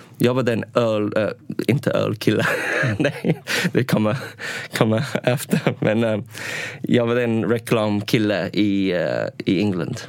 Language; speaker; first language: Swedish; non-native, learner; English